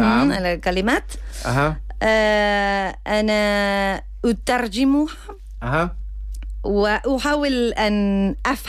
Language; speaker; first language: Arabic; non-native, learner; Spanish